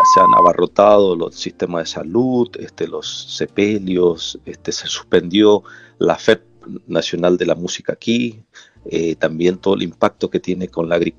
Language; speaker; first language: Spanish; non-native, local second language; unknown